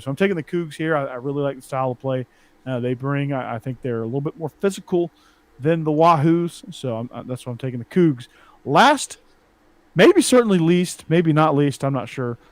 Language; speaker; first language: English; native; English